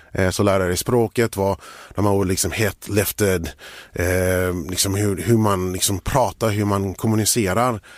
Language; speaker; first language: Swedish; early bilingual, other home language; English